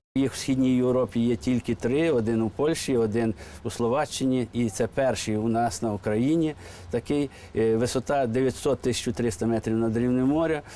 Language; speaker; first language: Ukrainian; native; Ukrainian